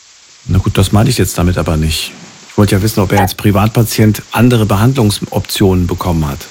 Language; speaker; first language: German; native; German